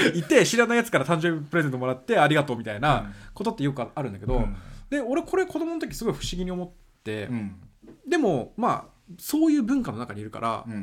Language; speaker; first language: Japanese; early bilingual, other home language; Portuguese